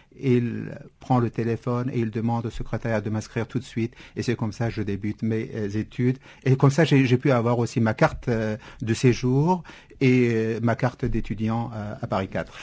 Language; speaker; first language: French; non-native, fluent; Kurdish